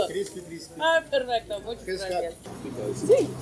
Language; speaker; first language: Spanish; non-native, learner; English